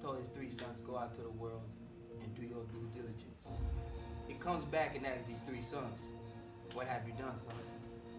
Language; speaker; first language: English; non-native, fluent; Haitian Creole